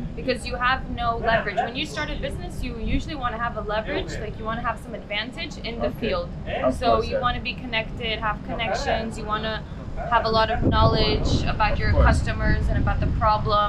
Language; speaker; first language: English; early bilingual, heritage; English